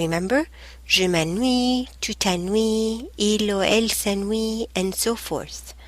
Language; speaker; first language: French; non-native, fluent; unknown